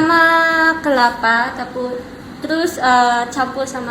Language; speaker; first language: Indonesian; non-native, learner; Filipino